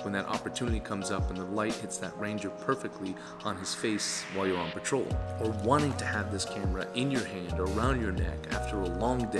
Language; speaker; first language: English; native; English